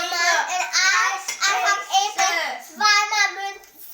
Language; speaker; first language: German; early bilingual, other home language; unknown